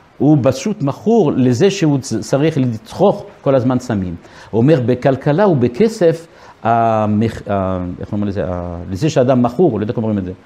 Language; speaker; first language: Hebrew; non-native, fluent; French